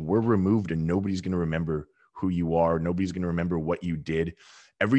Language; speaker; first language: English; native; English